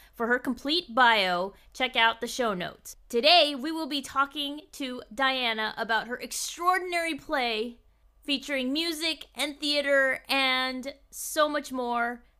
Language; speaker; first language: English; native; English